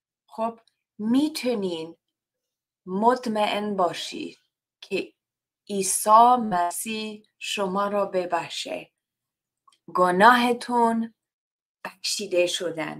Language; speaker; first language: Persian; non-native, learner; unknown